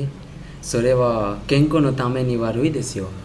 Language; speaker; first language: Japanese; non-native, learner; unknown